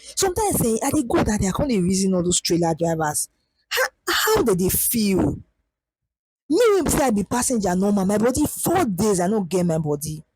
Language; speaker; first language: Nigerian Pidgin; native; Nigerian Pidgin